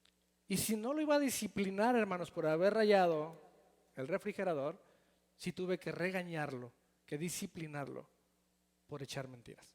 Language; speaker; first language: Spanish; native; Spanish